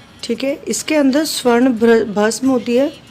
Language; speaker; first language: Hindi; native; Hindi